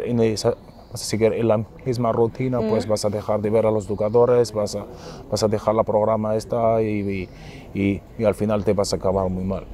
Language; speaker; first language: Spanish; non-native, fluent; Arabic